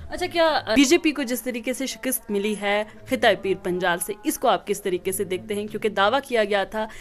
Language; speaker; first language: Hindi; non-native, local second language; Kashmiri